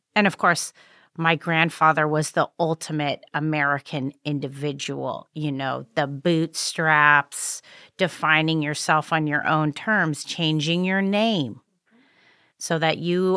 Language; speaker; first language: English; native; English